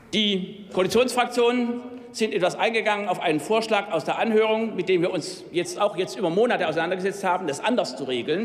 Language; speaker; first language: German; native; German